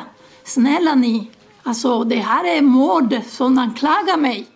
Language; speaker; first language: Swedish; non-native, fluent; Spanish